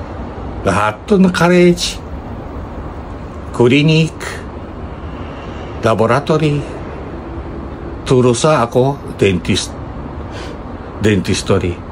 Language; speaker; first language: Filipino; non-native, learner; Japanese